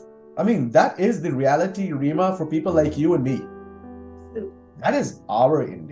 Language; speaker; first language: English; non-native, local second language; Hindi